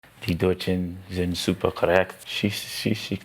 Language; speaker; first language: German; non-native, learner; English